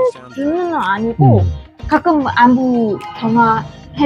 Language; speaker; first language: Korean; non-native, fluent; Vietnamese